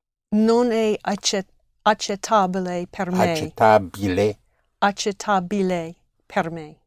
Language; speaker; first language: Italian; non-native, learner; English